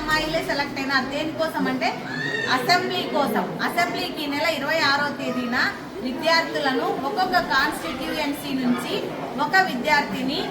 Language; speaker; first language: Telugu; native; Telugu